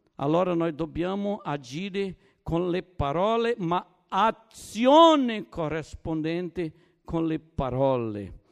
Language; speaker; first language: Italian; non-native, fluent; Portuguese